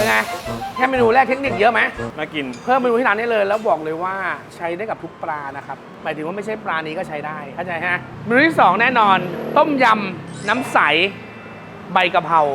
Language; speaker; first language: Thai; native; Thai